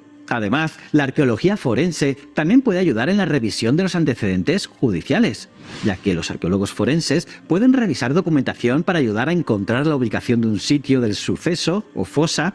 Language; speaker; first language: Spanish; native; Spanish